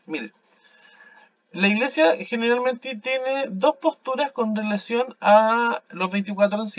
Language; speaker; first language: Spanish; native; Spanish